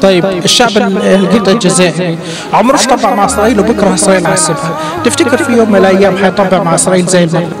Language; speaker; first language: Arabic; native; Arabic